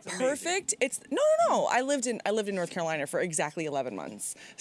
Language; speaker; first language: English; native; English